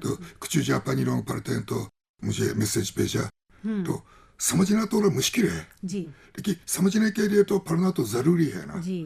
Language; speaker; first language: Hindi; non-native, fluent; Japanese